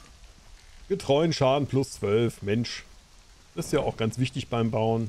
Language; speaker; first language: German; native; German